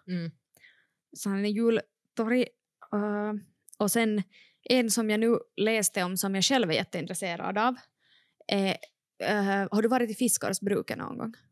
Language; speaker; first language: Swedish; native; Swedish